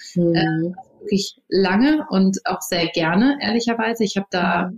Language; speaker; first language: German; early bilingual, other home language; English